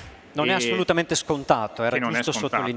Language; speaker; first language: Italian; native; Italian